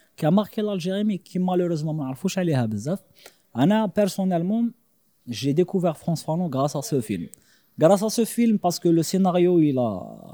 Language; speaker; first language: French; non-native, local second language; Arabic